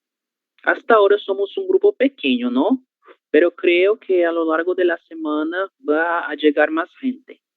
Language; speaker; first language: Spanish; non-native, learner; Portuguese